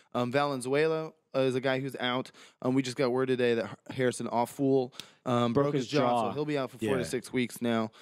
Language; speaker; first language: English; native; English